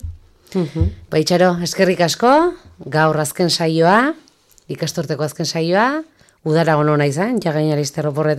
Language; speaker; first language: Basque; native; Basque